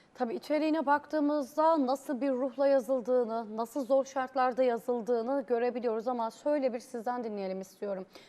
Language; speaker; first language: Turkish; native; Turkish